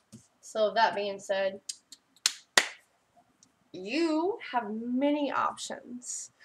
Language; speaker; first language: English; native; English